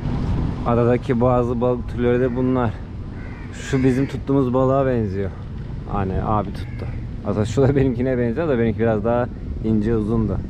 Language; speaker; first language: Turkish; native; Turkish